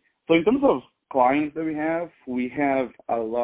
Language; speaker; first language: English; non-native, fluent; Portuguese